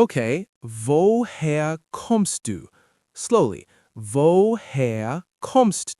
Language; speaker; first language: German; non-native, learner; English